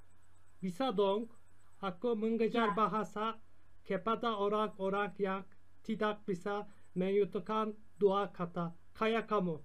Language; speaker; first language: Indonesian; non-native, learner; Turkish